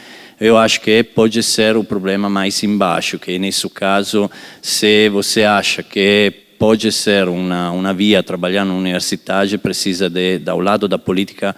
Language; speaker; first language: Portuguese; non-native, fluent; Italian